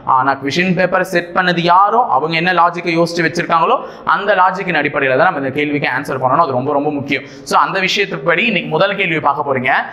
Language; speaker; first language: Tamil; native; Tamil